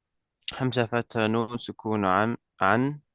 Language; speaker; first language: Arabic; non-native, learner; Estonian